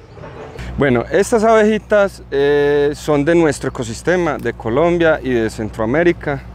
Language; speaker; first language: Spanish; native; Spanish